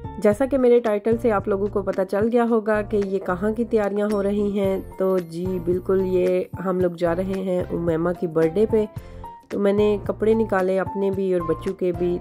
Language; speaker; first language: Urdu; non-native, local second language; Punjabi